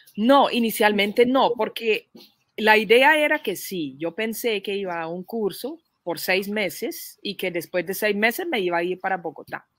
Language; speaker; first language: Spanish; non-native, fluent; Dutch